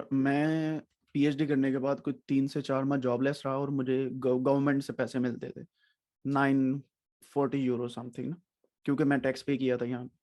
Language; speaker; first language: Urdu; native; Urdu